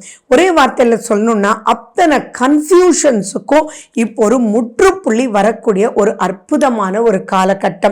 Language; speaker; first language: Tamil; native; Tamil